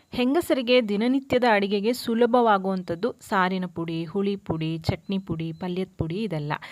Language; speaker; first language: Kannada; native; Kannada